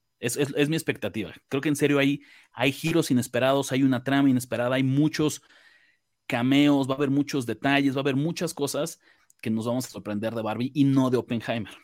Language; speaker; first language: Spanish; native; Spanish